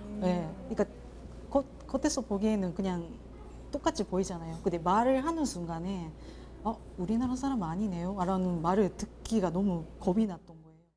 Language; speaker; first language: Korean; non-native, fluent; Japanese